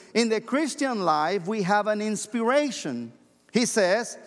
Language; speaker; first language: English; non-native, fluent; Spanish